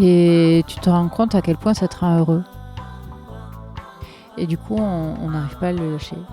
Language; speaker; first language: French; native; French